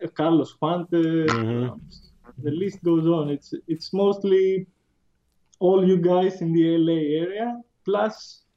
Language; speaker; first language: English; non-native, fluent; Greek